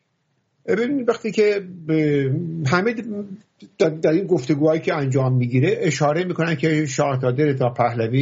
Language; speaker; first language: Persian; native; Persian